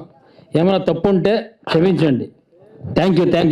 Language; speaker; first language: Telugu; non-native, learner; Kannada